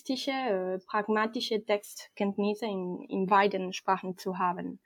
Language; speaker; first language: German; non-native, fluent; Spanish